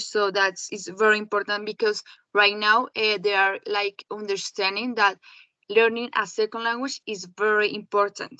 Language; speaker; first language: English; non-native, learner; Spanish